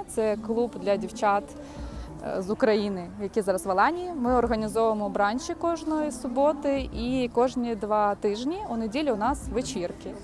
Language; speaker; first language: Ukrainian; native; Ukrainian